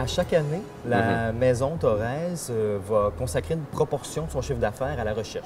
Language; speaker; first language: French; native; French